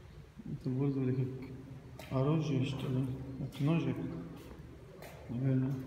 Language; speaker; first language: Russian; non-native, learner; Arabic